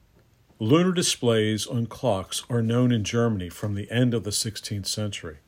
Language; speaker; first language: English; native; English